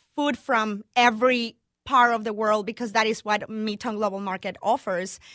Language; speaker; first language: English; non-native, fluent; Spanish